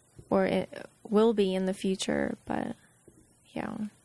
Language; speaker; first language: English; native; English